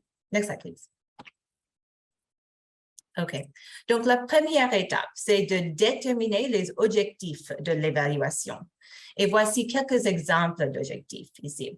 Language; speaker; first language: French; non-native, fluent; English